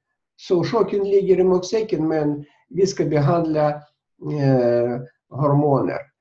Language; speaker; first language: Swedish; non-native, fluent; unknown